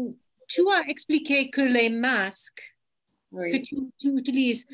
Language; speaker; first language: French; non-native, fluent; English